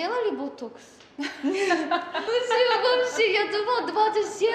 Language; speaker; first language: Russian; non-native, learner; Korean